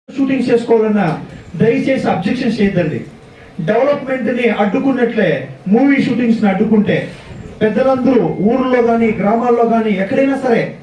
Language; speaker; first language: Telugu; native; Telugu